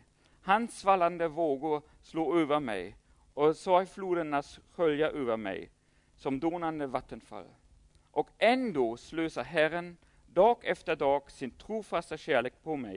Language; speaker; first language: Swedish; non-native, fluent; German